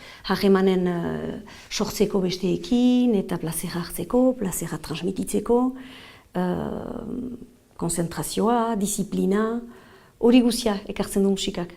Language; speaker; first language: Basque; native; Basque